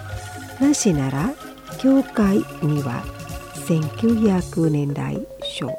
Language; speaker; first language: Japanese; non-native, fluent; Indonesian